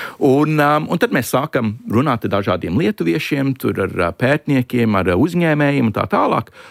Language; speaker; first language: Latvian; early bilingual, heritage; Latvian